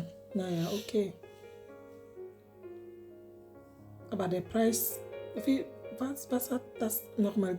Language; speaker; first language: German; non-native, learner; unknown